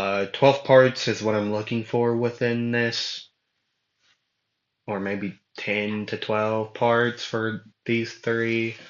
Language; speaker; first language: English; native; English